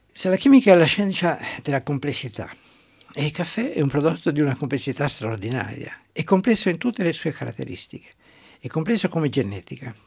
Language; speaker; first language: Italian; non-native, local second language; German